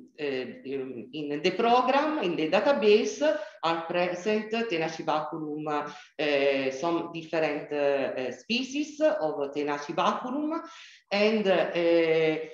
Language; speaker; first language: English; non-native, learner; Italian